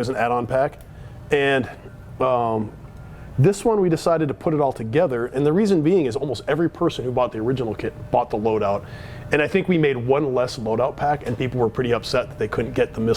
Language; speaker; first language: English; native; English